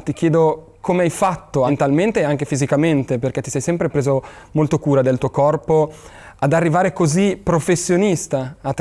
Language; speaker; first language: Italian; native; Italian